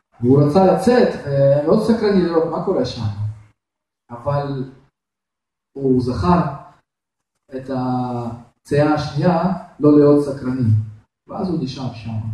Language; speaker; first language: Hebrew; non-native, fluent; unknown